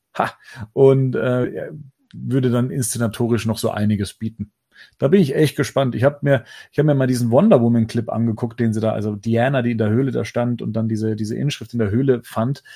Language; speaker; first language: German; native; German